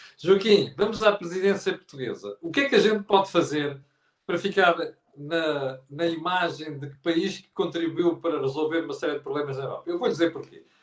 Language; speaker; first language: Portuguese; native; Portuguese